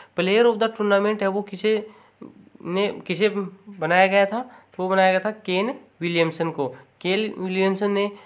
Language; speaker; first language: Hindi; native; Hindi